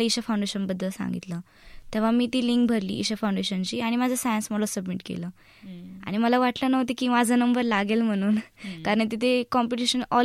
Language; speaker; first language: Marathi; native; Marathi